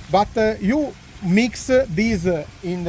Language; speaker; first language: English; non-native, learner; Italian